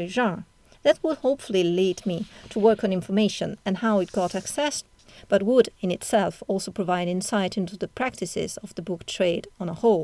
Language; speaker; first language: English; non-native, fluent; Italian